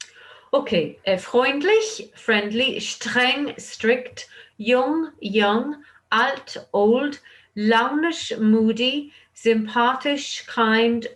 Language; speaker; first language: German; non-native, fluent; English